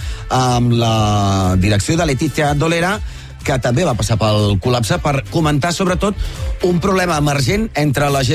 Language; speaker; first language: Catalan; native; Catalan